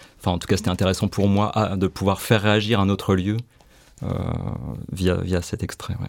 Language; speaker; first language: French; native; French